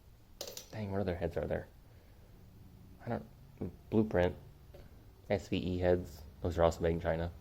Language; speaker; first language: English; native; English